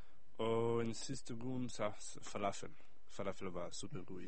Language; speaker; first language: Danish; early bilingual, other home language; Hebrew